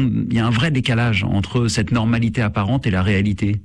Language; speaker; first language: French; native; French